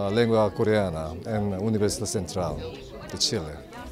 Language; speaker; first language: Spanish; non-native, fluent; Korean